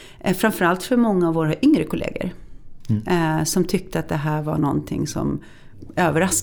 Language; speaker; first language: Swedish; native; Swedish